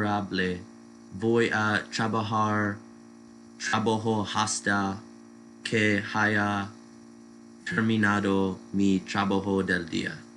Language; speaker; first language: Spanish; non-native, learner; English